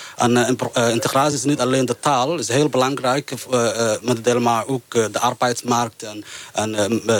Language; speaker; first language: Dutch; non-native, fluent; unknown